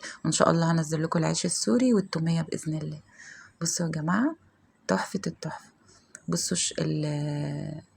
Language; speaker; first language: Arabic; native; Arabic